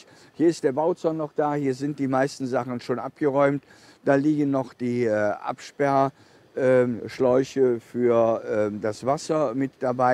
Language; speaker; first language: German; native; German